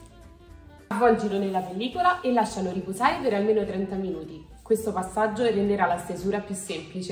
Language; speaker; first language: Italian; native; Italian